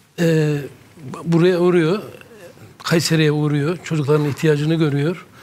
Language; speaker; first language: Turkish; native; Turkish